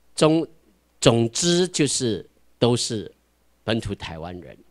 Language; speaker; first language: Chinese; non-native, local second language; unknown